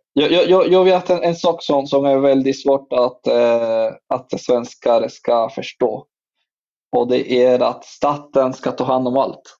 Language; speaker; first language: Swedish; non-native, fluent; Spanish